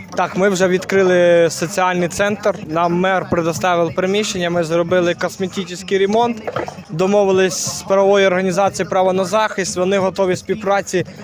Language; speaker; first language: Ukrainian; non-native, local second language; Russian